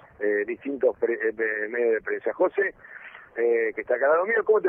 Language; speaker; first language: Spanish; native; Spanish